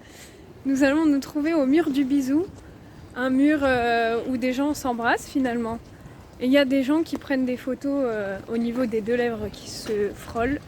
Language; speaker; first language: French; native; French